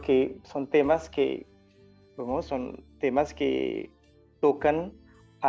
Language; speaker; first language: Spanish; non-native, fluent; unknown